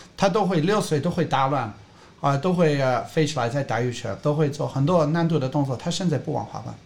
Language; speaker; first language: Chinese; non-native, fluent; English